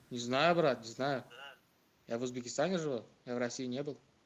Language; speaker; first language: Russian; non-native, fluent; Uzbek